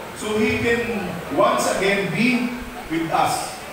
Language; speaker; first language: English; non-native, local second language; Filipino